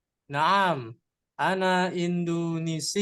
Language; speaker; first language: Arabic; non-native, learner; Indonesian